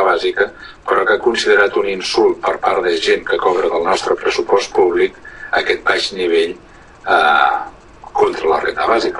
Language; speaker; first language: Catalan; native; Catalan